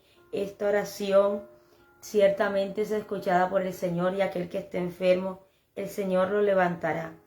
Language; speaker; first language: Spanish; native; Spanish